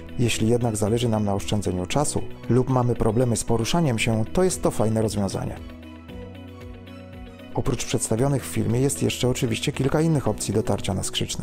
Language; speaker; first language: Polish; native; Polish